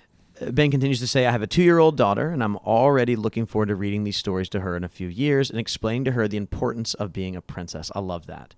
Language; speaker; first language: English; native; English